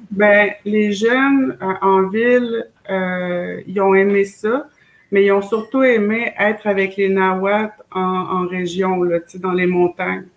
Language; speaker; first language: French; native; French